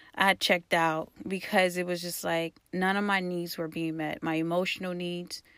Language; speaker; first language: English; early bilingual, other home language; Haitian Creole